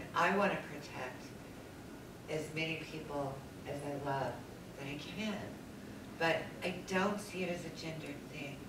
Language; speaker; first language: English; native; English